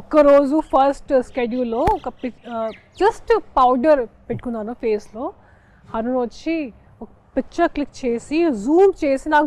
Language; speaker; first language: Telugu; non-native, fluent; Hindi